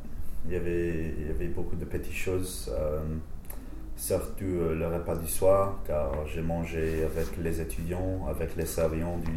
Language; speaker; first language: French; non-native, fluent; English